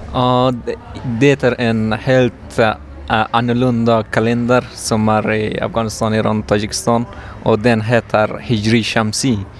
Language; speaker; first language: Swedish; non-native, learner; Persian